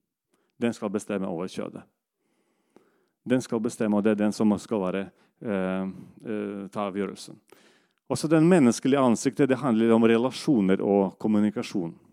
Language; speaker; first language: Norwegian; non-native, fluent; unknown